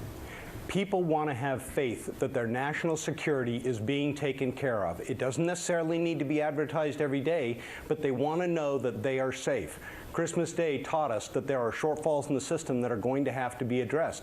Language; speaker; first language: English; native; English